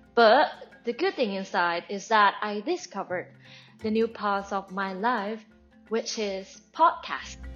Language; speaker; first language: English; non-native, learner; Thai